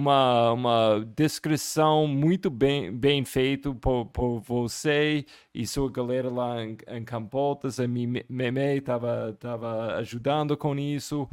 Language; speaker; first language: Portuguese; non-native, fluent; English